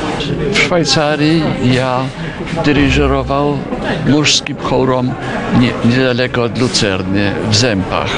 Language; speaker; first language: Russian; non-native, fluent; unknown